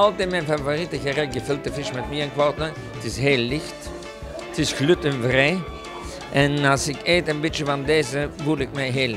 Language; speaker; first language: Dutch; non-native, local second language; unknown